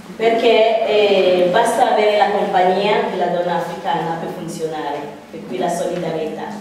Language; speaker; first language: Italian; non-native, fluent; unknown